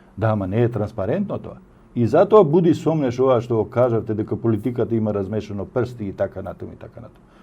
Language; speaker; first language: Macedonian; native; Macedonian